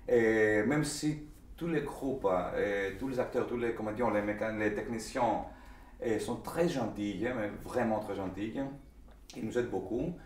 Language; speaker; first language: French; non-native, fluent; Greek